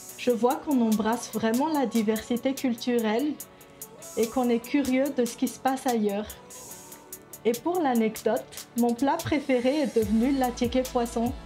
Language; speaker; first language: French; non-native, local second language; Malagasy